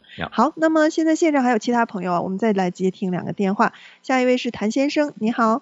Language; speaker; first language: Chinese; native; Chinese